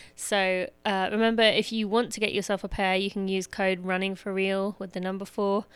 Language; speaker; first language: English; native; English